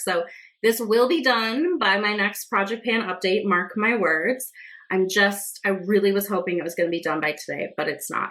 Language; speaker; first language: English; native; English